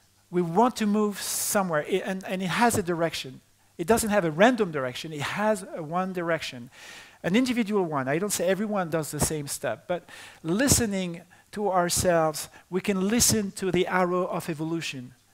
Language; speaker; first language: English; non-native, fluent; French